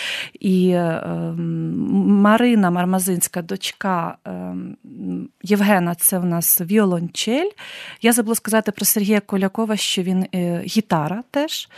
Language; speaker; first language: Ukrainian; native; Ukrainian